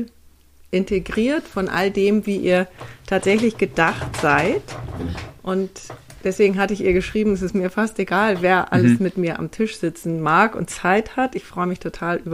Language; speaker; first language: German; native; German